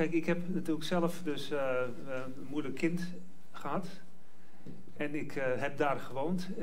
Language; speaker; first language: Dutch; native; Dutch